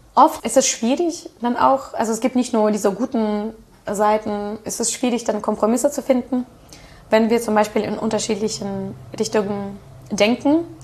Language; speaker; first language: German; non-native, fluent; Russian